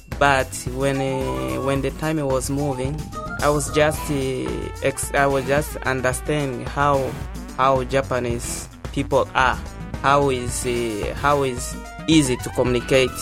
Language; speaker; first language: English; non-native, local second language; Portuguese